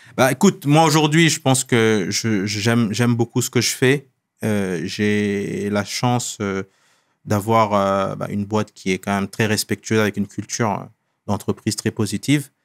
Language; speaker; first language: French; non-native, local second language; Wolof